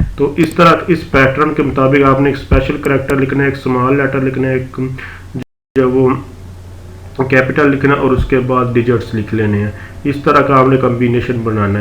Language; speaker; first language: Urdu; non-native, local second language; Punjabi